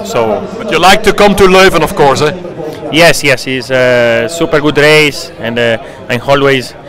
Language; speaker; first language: English; non-native, learner; Italian